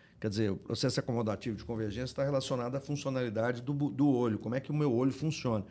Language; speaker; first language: Portuguese; native; Portuguese